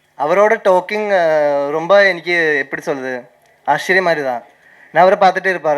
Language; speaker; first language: Tamil; non-native, learner; Malayalam